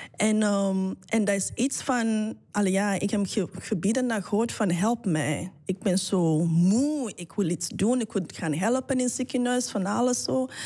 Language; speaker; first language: Dutch; non-native, fluent; English